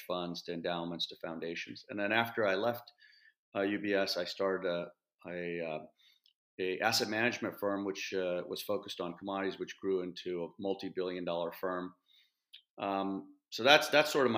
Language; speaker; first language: English; native; English